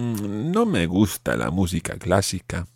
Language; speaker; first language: Spanish; non-native, fluent; English